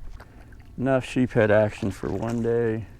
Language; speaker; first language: English; native; English